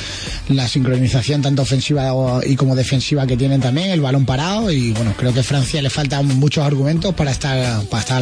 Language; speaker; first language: Spanish; native; Spanish